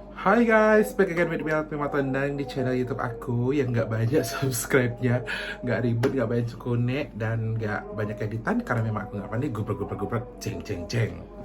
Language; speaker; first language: Indonesian; native; Indonesian